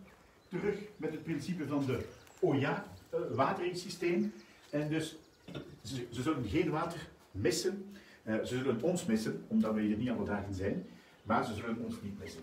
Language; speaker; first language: Dutch; native; Dutch